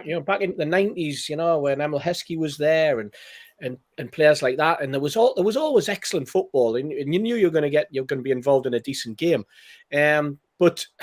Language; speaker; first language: English; native; English